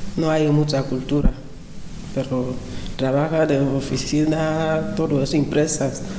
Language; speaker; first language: Spanish; non-native, local second language; Fang